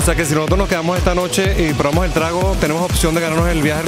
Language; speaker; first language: Spanish; native; Spanish